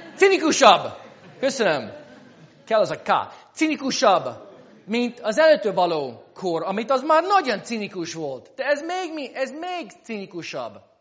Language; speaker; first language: Hungarian; non-native, fluent; English